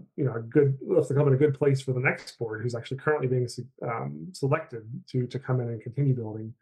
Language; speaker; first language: English; native; English